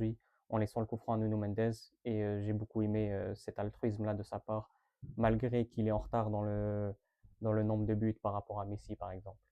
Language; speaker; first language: French; native; French